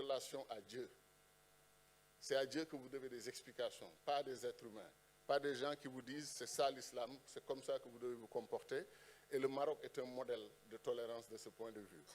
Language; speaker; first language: French; non-native, local second language; Wolof